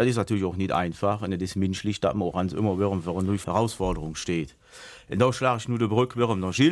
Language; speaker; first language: German; native; German